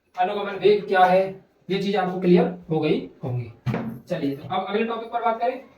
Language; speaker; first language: Hindi; native; Hindi